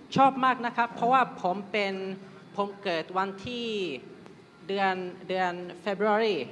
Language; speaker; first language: Thai; early bilingual, heritage; Thai